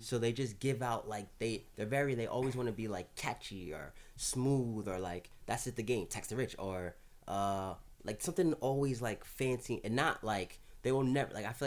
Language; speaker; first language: English; native; English